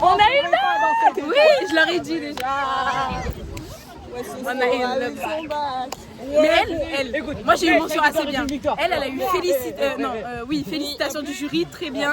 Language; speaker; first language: French; native; French